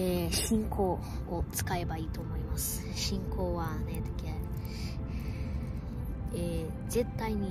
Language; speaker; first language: Japanese; early bilingual, other home language; Portuguese